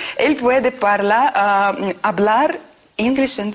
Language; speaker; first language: Spanish; non-native, learner; Russian